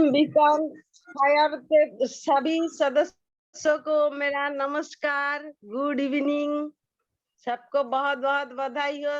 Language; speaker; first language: Hindi; non-native, local second language; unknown